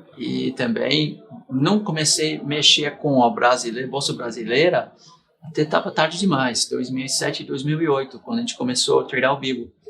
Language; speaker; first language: Portuguese; non-native, fluent; English